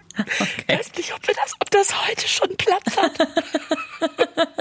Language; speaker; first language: German; native; German